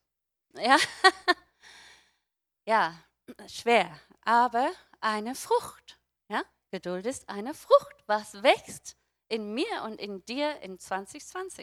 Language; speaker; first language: German; non-native, fluent; English